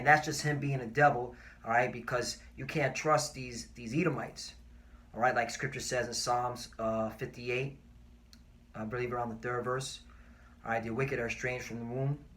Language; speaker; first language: English; native; English